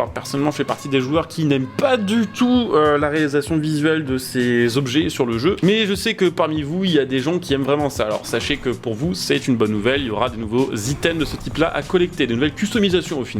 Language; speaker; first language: French; native; French